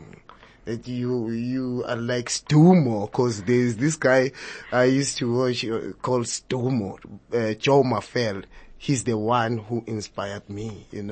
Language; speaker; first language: English; non-native, local second language; Zulu